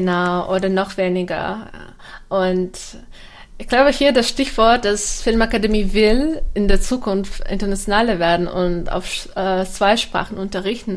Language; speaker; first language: German; non-native, fluent; Russian